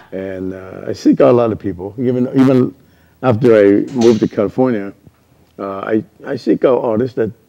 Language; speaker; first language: English; non-native, local second language; Cantonese